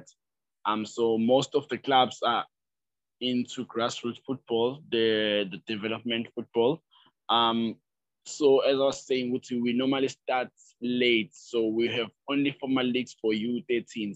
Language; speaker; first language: English; non-native, local second language; Zulu